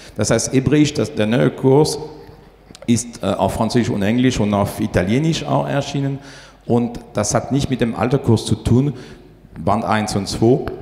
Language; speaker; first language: German; non-native, fluent; French